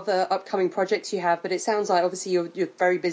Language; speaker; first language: English; native; English